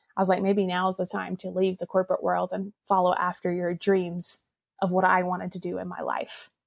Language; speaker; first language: English; non-native, local second language; Pennsylvania German